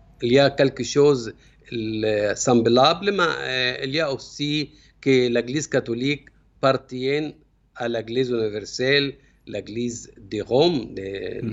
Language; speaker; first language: French; non-native, learner; Arabic